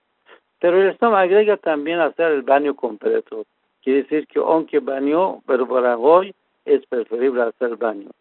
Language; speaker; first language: Spanish; non-native, fluent; Persian